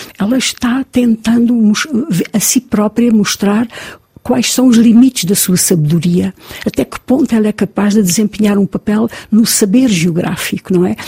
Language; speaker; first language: Portuguese; native; Portuguese